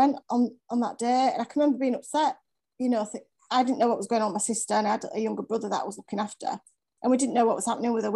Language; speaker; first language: English; native; English